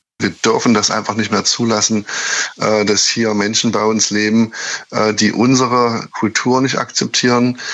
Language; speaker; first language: German; native; German